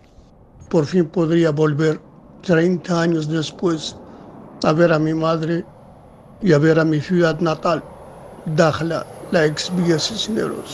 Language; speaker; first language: Spanish; non-native, local second language; Arabic